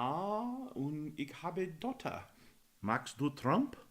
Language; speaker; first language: German; non-native, learner; English